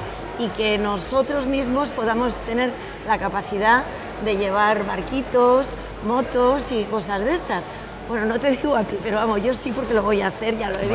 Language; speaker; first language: Spanish; native; Spanish